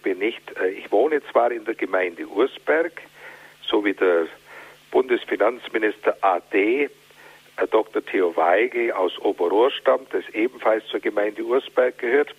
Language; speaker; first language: German; native; German